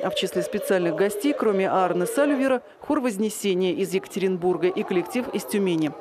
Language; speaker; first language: Russian; native; Russian